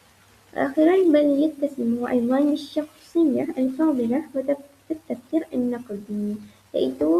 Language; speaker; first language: Arabic; non-native, learner; Malay